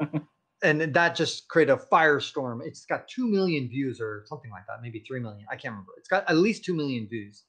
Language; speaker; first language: English; native; English